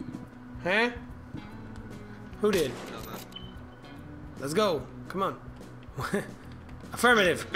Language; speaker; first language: English; native; English